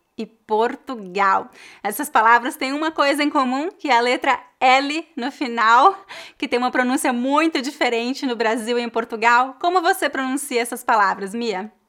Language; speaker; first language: Portuguese; native; Portuguese